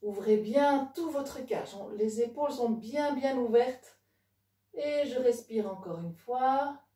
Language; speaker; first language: French; native; French